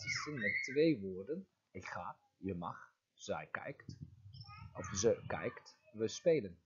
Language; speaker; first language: Dutch; non-native, fluent; Turkish